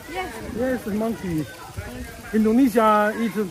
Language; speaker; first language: English; non-native, learner; Chinese